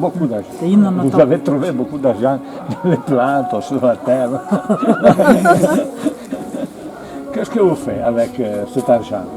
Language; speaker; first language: French; non-native, learner; Italian